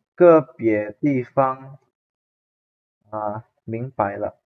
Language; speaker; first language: Chinese; non-native, fluent; Indonesian